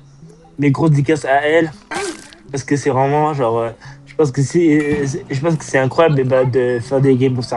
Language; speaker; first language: French; native; French